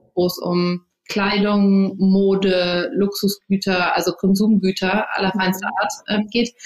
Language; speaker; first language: German; early bilingual, other home language; English